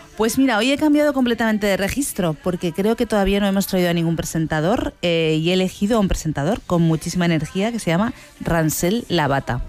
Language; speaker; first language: Spanish; native; Spanish